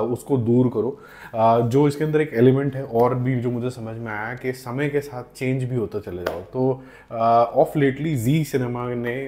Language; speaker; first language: Hindi; non-native, local second language; Punjabi